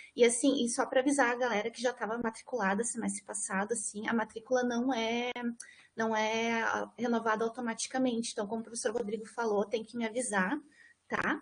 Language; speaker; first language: Portuguese; native; Portuguese